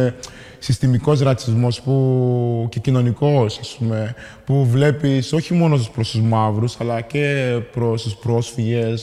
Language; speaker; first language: Greek; early bilingual, other home language; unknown